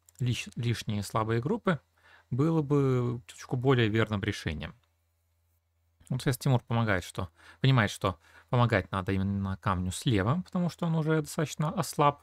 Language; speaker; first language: Russian; native; Russian